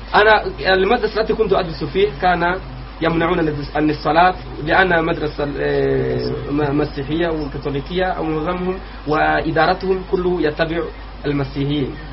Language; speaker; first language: Arabic; non-native, fluent; Kinyarwanda